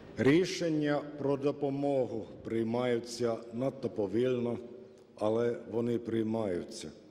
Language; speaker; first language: Ukrainian; non-native, fluent; Finnish